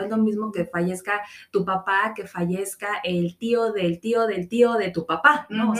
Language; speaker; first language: Spanish; native; Spanish